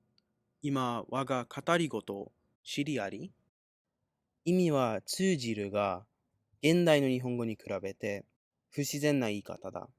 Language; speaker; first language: Japanese; non-native, learner; English